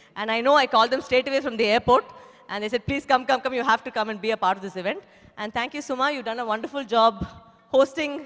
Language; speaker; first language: Telugu; non-native, fluent; Tamil